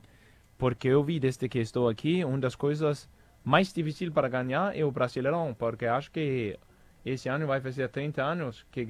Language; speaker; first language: Portuguese; non-native, fluent; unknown